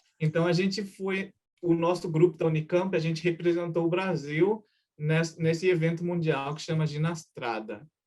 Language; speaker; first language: Portuguese; early bilingual, other home language; Japanese